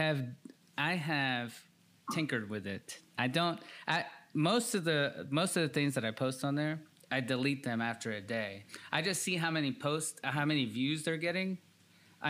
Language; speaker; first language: English; early bilingual, other home language; Spanish